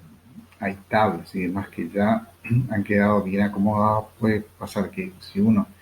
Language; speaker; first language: Spanish; native; Spanish